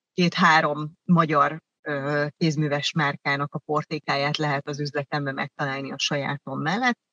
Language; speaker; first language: Hungarian; early bilingual, other home language; German